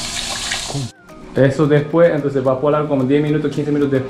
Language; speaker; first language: Spanish; non-native, learner; Japanese